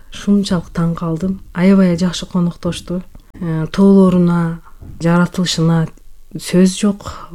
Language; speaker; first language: Kyrgyz; non-native, local second language; Turkish